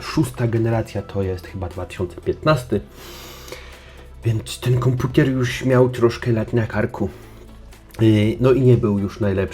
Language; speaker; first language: Polish; native; Polish